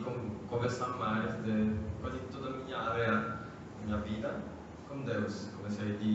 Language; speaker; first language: Portuguese; non-native, fluent; French